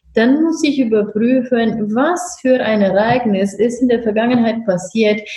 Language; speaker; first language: German; non-native, fluent; Romanian